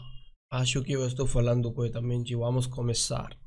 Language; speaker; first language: Portuguese; non-native, learner; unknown